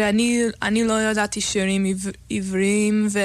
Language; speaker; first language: Hebrew; non-native, learner; English